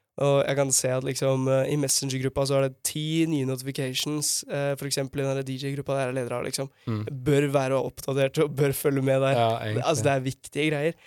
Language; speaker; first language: Norwegian; native; Norwegian